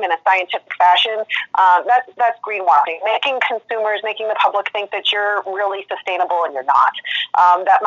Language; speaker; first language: English; native; English